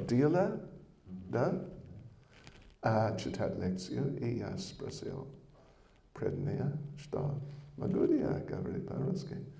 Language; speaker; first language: Russian; non-native, learner; English